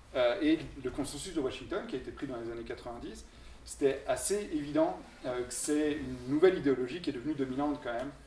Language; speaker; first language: French; native; French